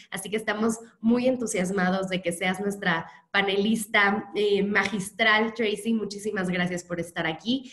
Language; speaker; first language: Spanish; native; Spanish